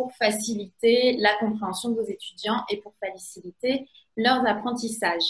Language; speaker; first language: French; native; French